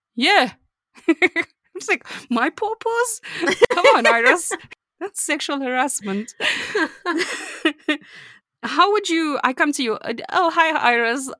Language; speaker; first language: English; native; English